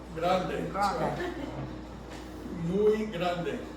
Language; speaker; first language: Spanish; non-native, fluent; English